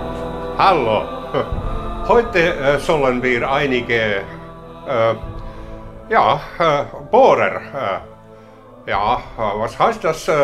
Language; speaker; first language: German; non-native, learner; Finnish